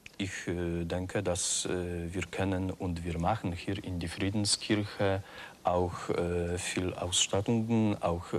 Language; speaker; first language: German; non-native, learner; Polish